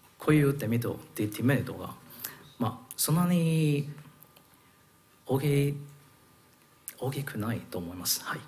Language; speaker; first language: Japanese; non-native, learner; Cantonese